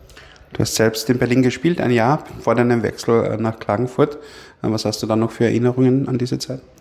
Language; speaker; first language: German; native; German